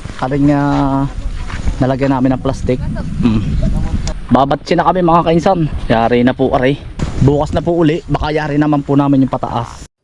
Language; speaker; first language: Filipino; native; Filipino